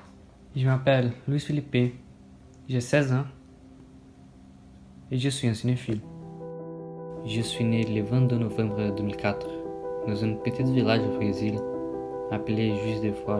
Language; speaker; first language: French; non-native, fluent; Portuguese